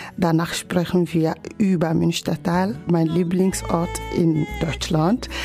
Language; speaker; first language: German; non-native, learner; Ewe